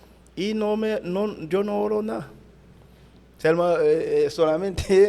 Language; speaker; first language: Spanish; non-native, fluent; Haitian Creole